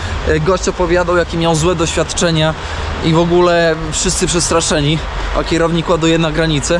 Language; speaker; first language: Polish; native; Polish